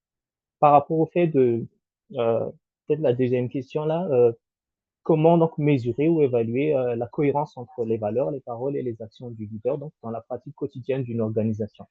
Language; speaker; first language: French; non-native, local second language; Malagasy